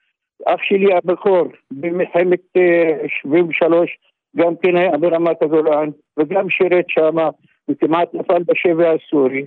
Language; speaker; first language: Hebrew; non-native, local second language; Arabic